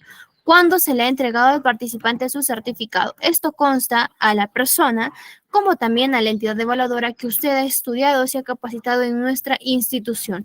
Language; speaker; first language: Spanish; native; Spanish